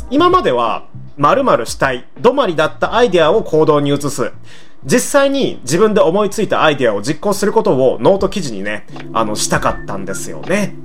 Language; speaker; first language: Japanese; native; Japanese